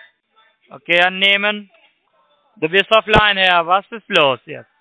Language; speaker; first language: German; non-native, learner; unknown